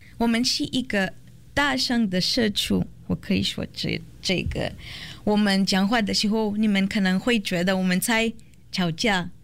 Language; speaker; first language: Chinese; non-native, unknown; Portuguese